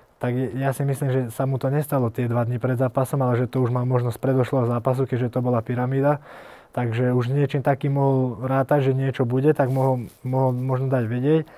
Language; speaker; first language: Slovak; early bilingual, heritage; Slovak